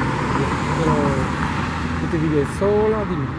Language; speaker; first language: Spanish; non-native, learner; Haitian Creole